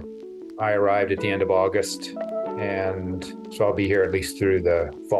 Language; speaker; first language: English; native; English